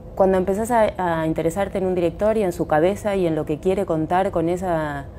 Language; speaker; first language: Spanish; native; Spanish